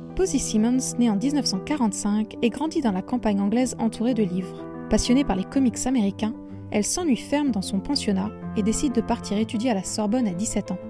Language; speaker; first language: French; native; French